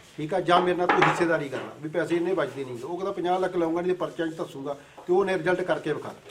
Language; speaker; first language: Punjabi; native; Punjabi